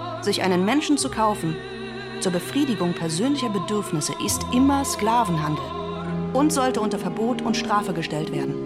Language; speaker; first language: German; native; German